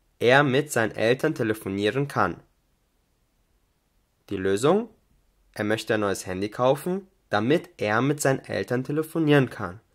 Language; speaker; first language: German; non-native, fluent; Albanian